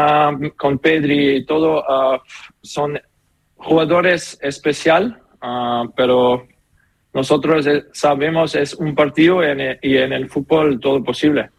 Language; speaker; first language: Spanish; non-native, learner; German